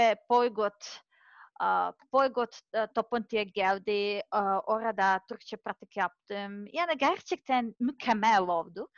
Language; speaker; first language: Turkish; non-native, learner; Serbian